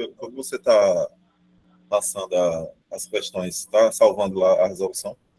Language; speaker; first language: Portuguese; native; Portuguese